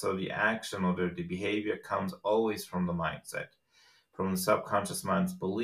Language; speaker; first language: English; non-native, fluent; Swiss German